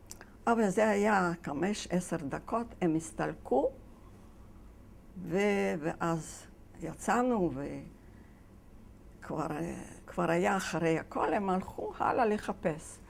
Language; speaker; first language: Hebrew; non-native, fluent; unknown